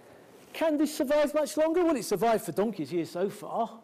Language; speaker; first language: English; native; English